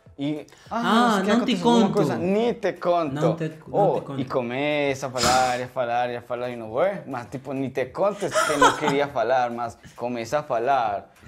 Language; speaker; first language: Portuguese; non-native, learner; Spanish